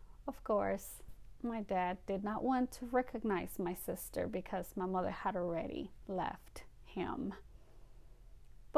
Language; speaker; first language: English; non-native, fluent; Spanish